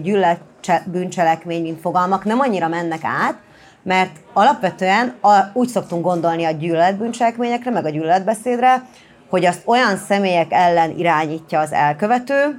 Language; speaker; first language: Hungarian; native; Hungarian